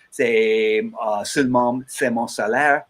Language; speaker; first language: French; non-native, learner; English